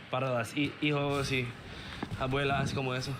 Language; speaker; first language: Spanish; non-native, learner; English